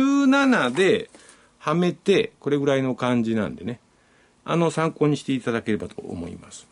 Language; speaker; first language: Japanese; native; Japanese